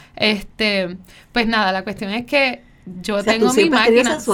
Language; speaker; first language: Spanish; native; Spanish